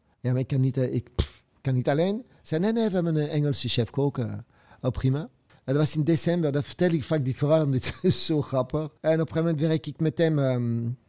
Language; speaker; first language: Dutch; non-native, fluent; French